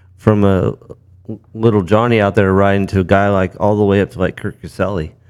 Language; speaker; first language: English; native; English